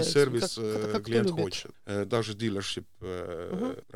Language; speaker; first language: Russian; non-native, local second language; Estonian